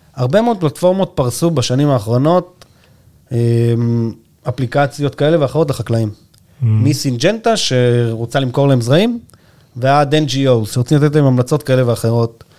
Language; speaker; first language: Hebrew; native; Hebrew